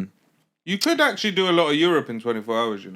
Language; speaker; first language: English; native; English